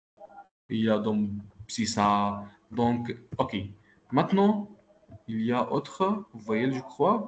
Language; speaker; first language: French; non-native, local second language; Arabic